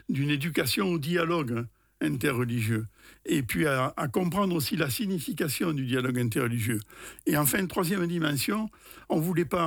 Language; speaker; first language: French; native; French